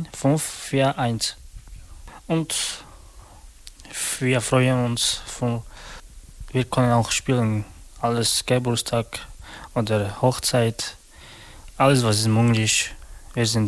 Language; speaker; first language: German; non-native, learner; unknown